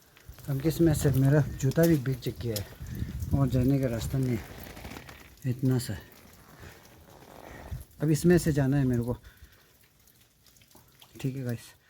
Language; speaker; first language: Hindi; non-native, local second language; Tibetan